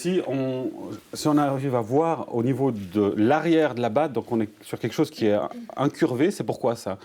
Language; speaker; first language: French; native; French